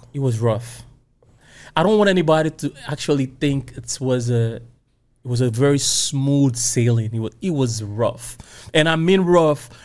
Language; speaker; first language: English; non-native, local second language; Igbo